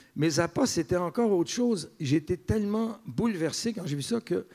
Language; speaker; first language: French; native; French